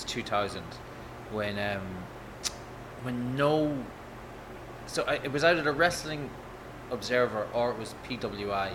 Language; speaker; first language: English; native; English